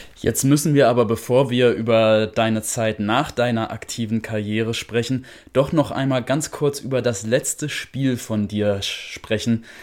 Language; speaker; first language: German; native; German